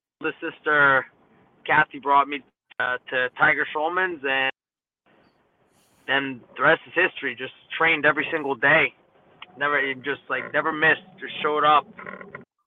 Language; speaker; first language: English; native; English